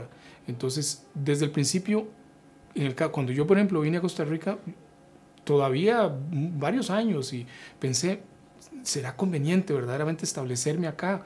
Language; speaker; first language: Spanish; native; Spanish